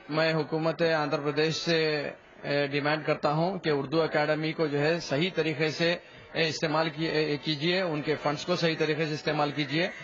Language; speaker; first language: Urdu; native; Urdu